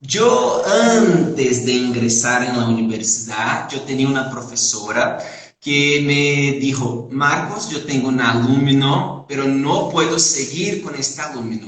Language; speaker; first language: Spanish; non-native, fluent; Portuguese